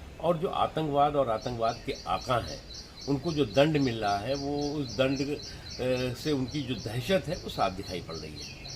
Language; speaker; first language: Hindi; native; Hindi